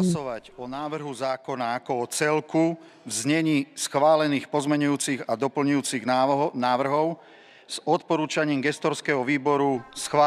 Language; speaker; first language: Slovak; native; Slovak